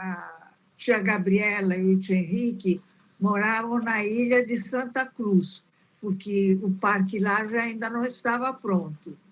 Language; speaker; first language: Portuguese; early bilingual, other home language; Italian